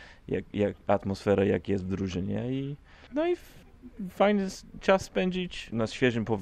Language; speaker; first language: Polish; non-native, fluent; English